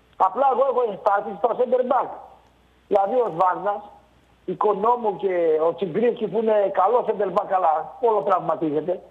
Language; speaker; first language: Greek; native; Greek